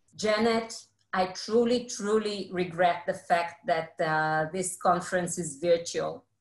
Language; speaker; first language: English; non-native, fluent; Hebrew